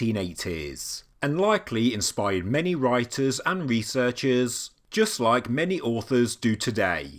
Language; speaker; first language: English; native; English